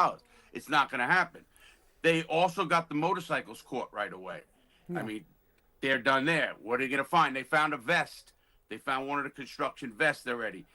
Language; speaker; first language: English; native; English